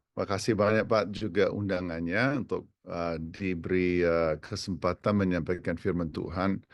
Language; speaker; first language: Indonesian; non-native, fluent; English